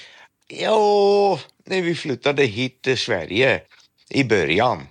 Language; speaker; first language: Swedish; non-native, fluent; Dutch